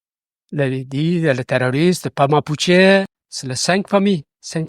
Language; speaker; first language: French; non-native, learner; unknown